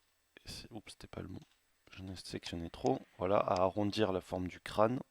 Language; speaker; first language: French; native; French